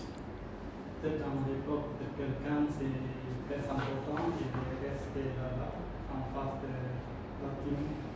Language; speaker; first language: French; non-native, learner; Khmer